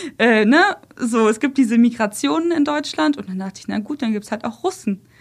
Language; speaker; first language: German; early bilingual, other home language; Russian